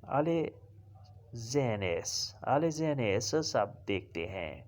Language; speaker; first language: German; non-native, learner; Urdu